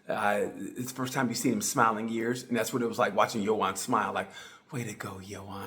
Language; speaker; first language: English; native; English